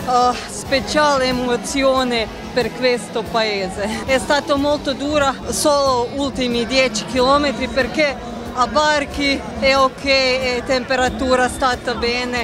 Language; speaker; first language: Italian; non-native, learner; Croatian